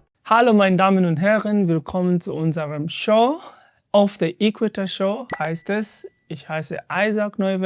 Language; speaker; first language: German; non-native, learner; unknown